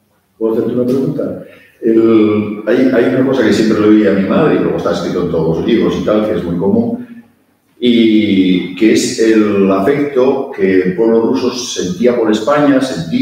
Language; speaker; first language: Spanish; early bilingual, heritage; Spanish